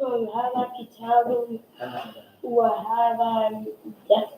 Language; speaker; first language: Arabic; non-native, learner; English